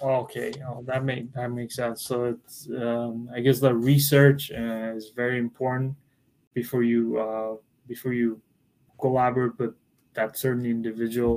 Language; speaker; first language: English; non-native, local second language; Bangla